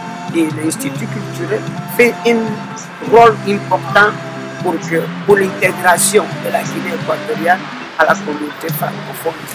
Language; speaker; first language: French; non-native, local second language; Spanish